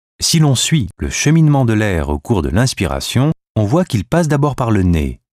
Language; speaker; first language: French; native; French